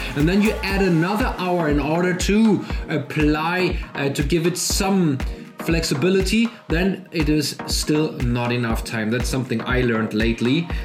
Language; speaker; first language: English; non-native, fluent; German